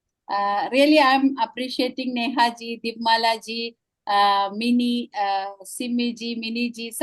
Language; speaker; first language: Hindi; non-native, local second language; Malayalam